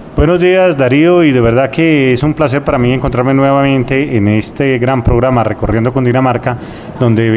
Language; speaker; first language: Spanish; native; Spanish